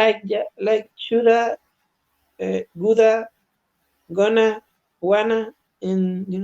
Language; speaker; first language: English; non-native, learner; Spanish